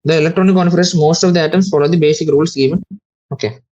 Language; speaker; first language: English; non-native, local second language; Malayalam